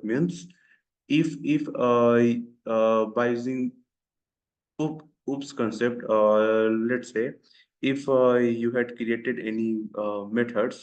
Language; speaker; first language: English; non-native, local second language; Hindi